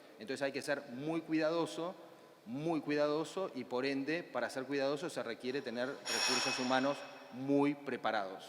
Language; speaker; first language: Spanish; native; Spanish